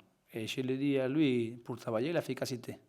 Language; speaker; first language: French; non-native, learner; Spanish